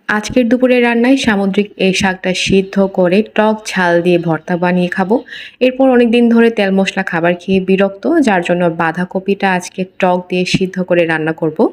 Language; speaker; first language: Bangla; non-native, local second language; Marma